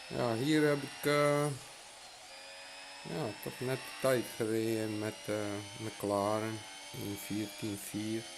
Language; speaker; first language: Dutch; non-native, local second language; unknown